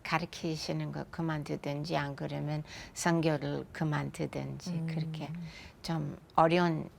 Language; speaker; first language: Korean; non-native, fluent; English